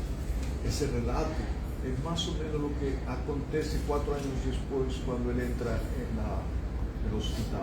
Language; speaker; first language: Portuguese; non-native, fluent; Spanish